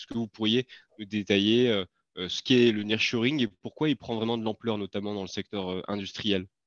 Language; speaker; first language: French; native; French